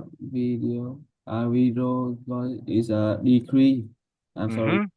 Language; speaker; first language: English; non-native, learner; Vietnamese